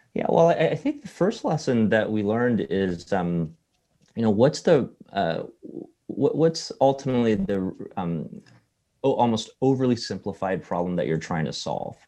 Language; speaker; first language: English; early bilingual, other home language; Chinese